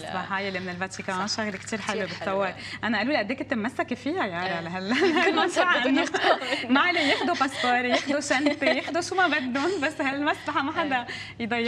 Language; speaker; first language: Arabic; native; Arabic